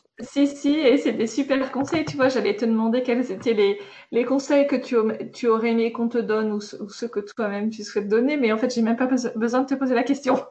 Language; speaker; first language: French; native; French